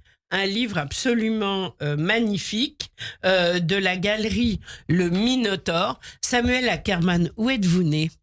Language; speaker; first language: French; native; French